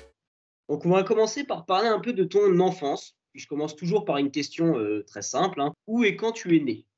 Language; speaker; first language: French; native; French